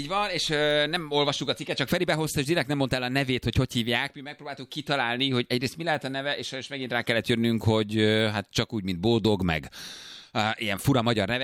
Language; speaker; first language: Hungarian; native; Hungarian